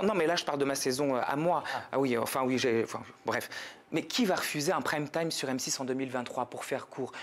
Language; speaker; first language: French; native; French